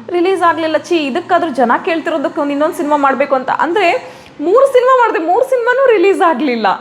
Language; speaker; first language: Kannada; native; Kannada